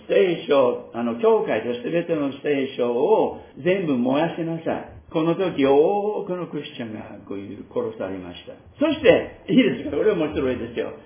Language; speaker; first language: Japanese; non-native, fluent; English